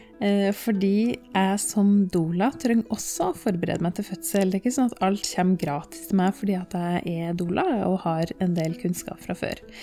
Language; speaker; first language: Norwegian; native; Norwegian